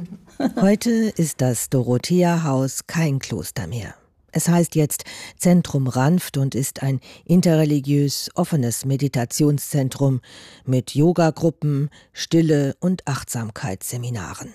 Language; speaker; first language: German; native; German